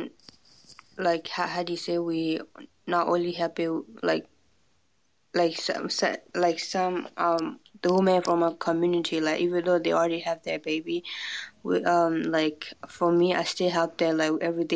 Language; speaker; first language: English; non-native, fluent; Burmese